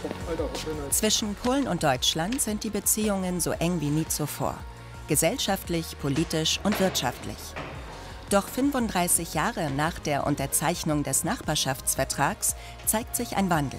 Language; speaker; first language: German; native; German